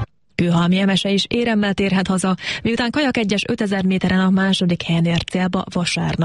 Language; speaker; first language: Hungarian; native; Hungarian